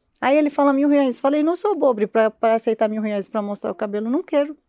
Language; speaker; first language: Portuguese; non-native, learner; Arabic